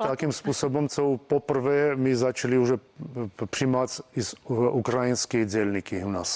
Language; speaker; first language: Czech; non-native, fluent; Armenian